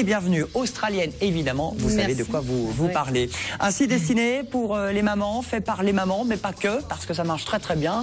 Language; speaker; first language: French; native; French